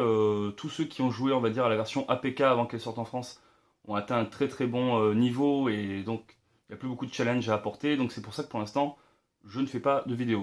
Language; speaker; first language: French; native; French